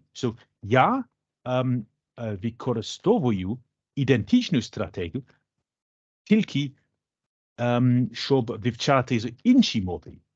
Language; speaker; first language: Ukrainian; non-native, learner; English